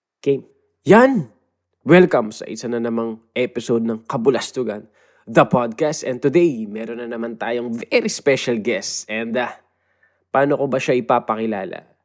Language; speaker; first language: Filipino; native; Filipino